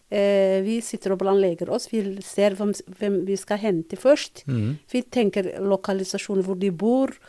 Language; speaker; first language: Norwegian; non-native, fluent; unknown